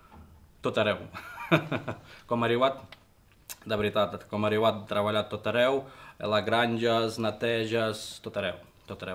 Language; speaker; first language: Catalan; non-native, learner; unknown